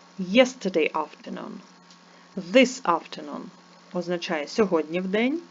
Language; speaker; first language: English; non-native, fluent; Ukrainian